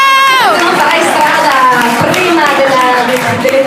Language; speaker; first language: Italian; native; Italian